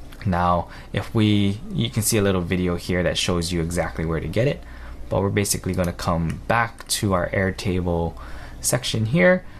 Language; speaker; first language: English; native; English